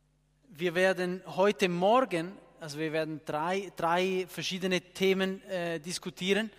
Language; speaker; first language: German; non-native, fluent; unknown